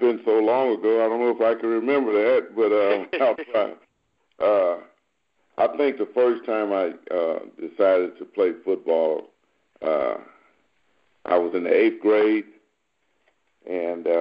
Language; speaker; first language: English; native; English